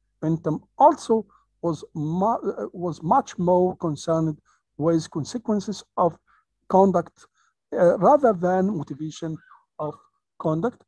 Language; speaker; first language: English; non-native, fluent; Arabic